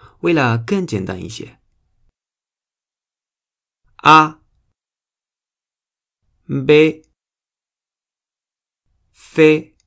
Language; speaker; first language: Chinese; non-native, fluent; Spanish